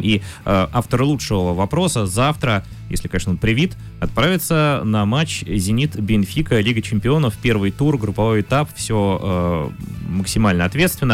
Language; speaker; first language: Russian; native; Russian